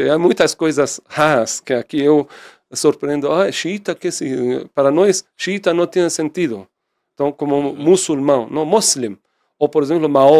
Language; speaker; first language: Portuguese; non-native, fluent; Persian